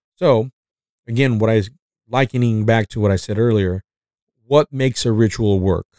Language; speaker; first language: English; non-native, fluent; Spanish